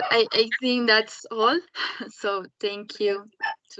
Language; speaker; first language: English; non-native, learner; Spanish